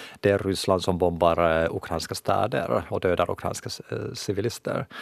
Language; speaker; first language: Swedish; non-native, local second language; Finnish